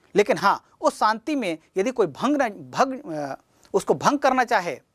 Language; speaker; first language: Hindi; native; Hindi